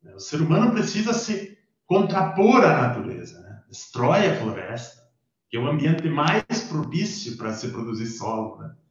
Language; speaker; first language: Portuguese; native; Portuguese